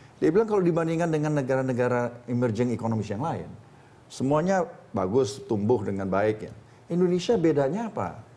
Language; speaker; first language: Indonesian; native; Indonesian